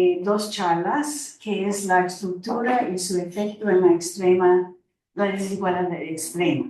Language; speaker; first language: Spanish; non-native, fluent; English